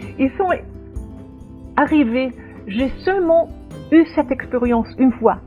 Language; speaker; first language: French; non-native, learner; German